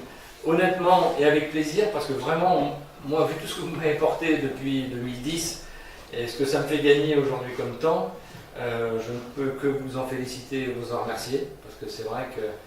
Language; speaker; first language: French; native; French